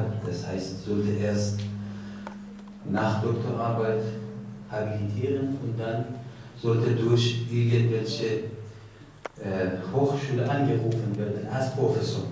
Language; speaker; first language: German; non-native, learner; Persian